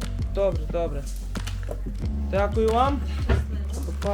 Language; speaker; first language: Ukrainian; non-native, learner; Hindi